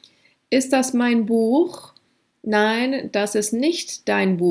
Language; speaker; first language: German; non-native, fluent; English